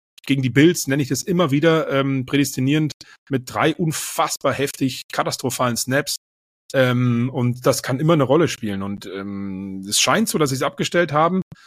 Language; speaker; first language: German; native; German